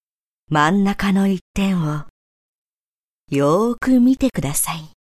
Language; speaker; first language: Japanese; native; Japanese